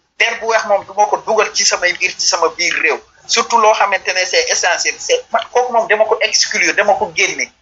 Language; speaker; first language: Wolof; non-native, local second language; Serer